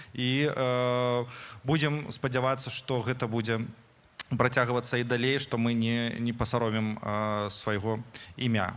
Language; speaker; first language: Belarusian; native; Belarusian